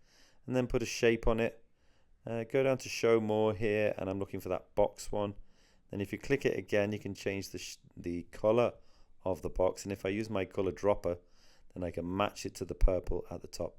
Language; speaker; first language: English; native; English